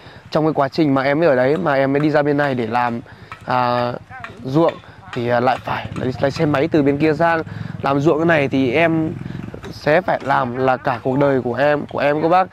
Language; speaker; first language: Vietnamese; native; Vietnamese